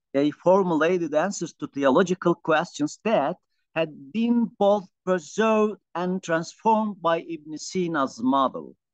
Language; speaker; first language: English; non-native, fluent; Turkish